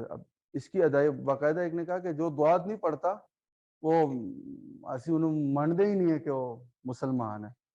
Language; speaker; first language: Urdu; non-native, local second language; Khowar